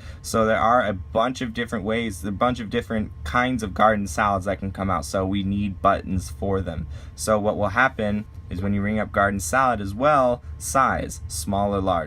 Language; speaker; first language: English; native; English